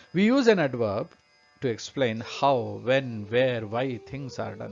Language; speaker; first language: English; non-native, local second language; Kannada